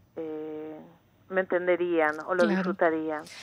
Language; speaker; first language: Spanish; native; Spanish